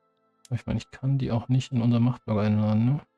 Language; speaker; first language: German; native; German